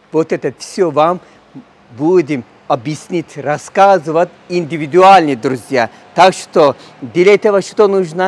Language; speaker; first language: Russian; non-native, learner; Turkish